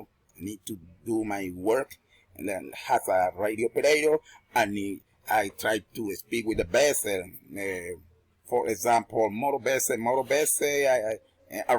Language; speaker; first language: English; non-native, learner; Spanish